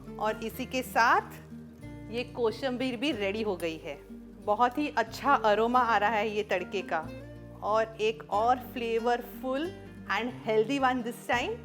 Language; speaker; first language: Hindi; non-native, local second language; Marathi